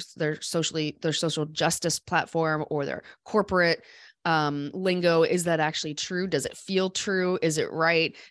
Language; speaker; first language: English; native; English